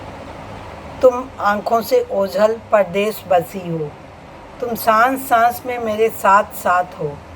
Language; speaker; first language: Hindi; native; Hindi